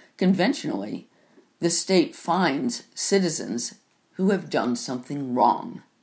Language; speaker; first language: English; native; English